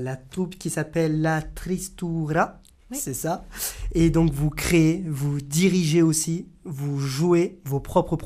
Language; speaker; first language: French; native; French